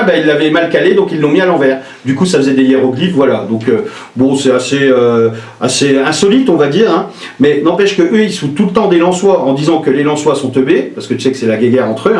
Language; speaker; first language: French; native; French